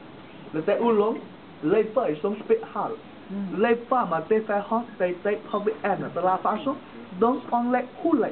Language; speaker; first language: French; non-native, learner; Chinese